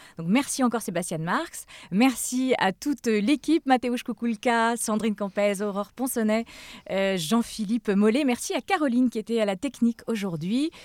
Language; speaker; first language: French; native; French